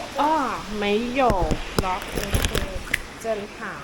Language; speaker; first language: Chinese; non-native, learner; Thai